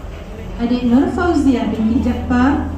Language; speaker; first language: Malay; native; Malay